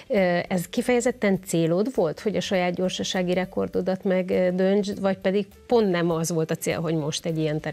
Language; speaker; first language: Hungarian; native; Hungarian